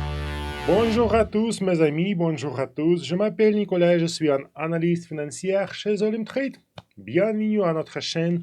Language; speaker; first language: French; non-native, fluent; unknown